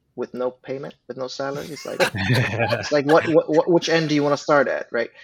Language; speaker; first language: English; non-native, fluent; Swedish